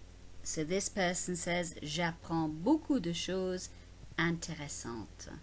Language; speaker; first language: French; non-native, fluent; English